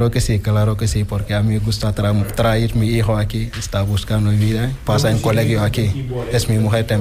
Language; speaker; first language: Spanish; non-native, learner; Wolof